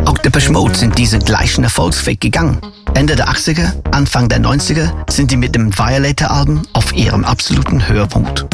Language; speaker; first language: German; native; German